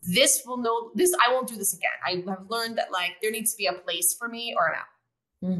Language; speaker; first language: English; native; English